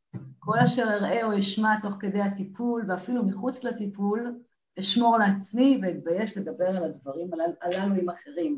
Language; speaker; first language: Hebrew; native; Hebrew